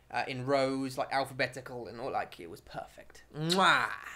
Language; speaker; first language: English; native; English